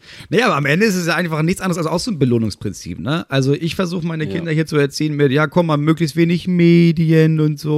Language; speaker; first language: German; native; German